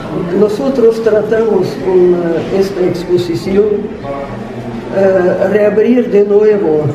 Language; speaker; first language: Spanish; non-native, fluent; Russian